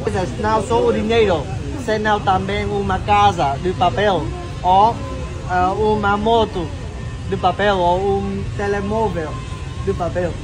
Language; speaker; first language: Spanish; non-native, learner; Portuguese